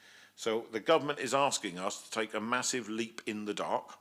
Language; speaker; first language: English; native; English